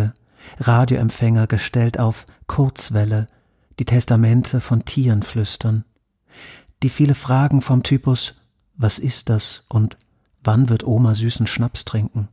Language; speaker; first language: German; native; German